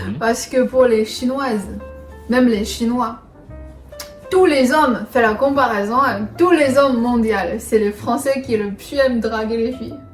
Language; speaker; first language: French; non-native, fluent; Chinese